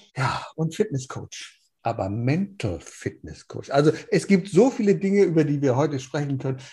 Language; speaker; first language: German; early bilingual, heritage; Danish